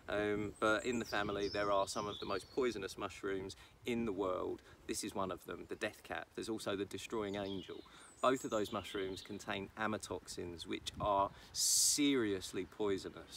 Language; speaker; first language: English; native; English